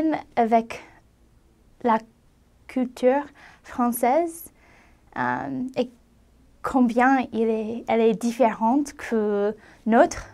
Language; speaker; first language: French; non-native, fluent; English